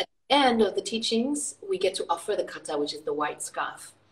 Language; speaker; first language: English; early bilingual, other home language; Indonesian